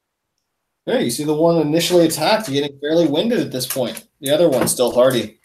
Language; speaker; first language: English; native; English